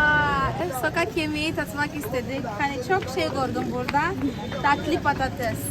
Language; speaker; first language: Turkish; non-native, fluent; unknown